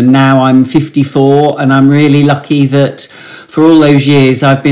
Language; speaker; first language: English; native; English